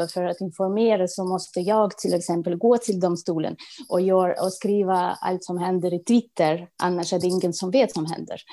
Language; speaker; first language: Swedish; non-native, fluent; Russian